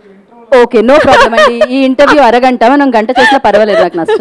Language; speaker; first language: Telugu; native; Telugu